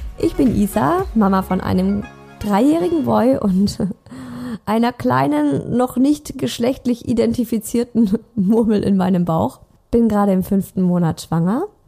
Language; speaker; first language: German; native; German